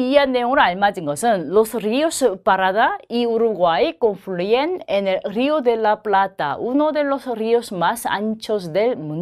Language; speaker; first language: Spanish; non-native, fluent; Korean